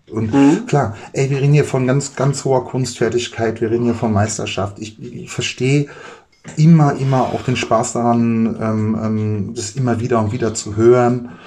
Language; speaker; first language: German; native; German